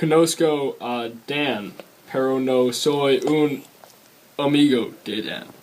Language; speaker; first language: Spanish; non-native, learner; English